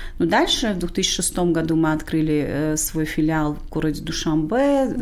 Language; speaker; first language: Russian; non-native, local second language; Tajik